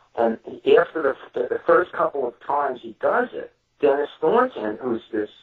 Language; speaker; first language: English; native; English